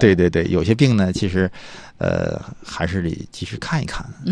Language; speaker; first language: Chinese; native; Chinese